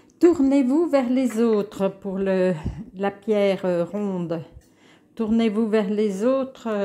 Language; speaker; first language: French; native; French